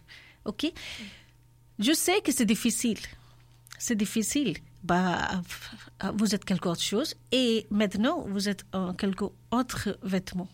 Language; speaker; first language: French; non-native, learner; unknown